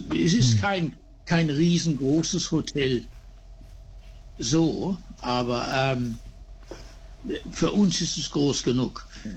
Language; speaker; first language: German; early bilingual, heritage; German